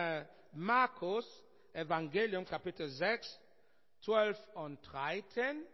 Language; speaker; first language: German; non-native, learner; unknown